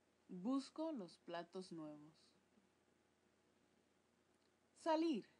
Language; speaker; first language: Spanish; non-native, fluent; English